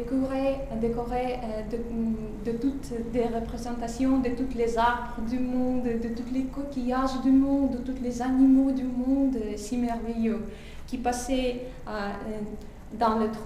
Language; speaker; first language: French; non-native, fluent; Russian